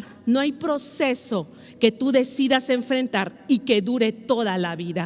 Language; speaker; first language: Spanish; native; Spanish